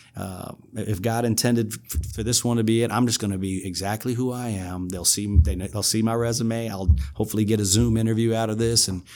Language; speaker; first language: English; native; English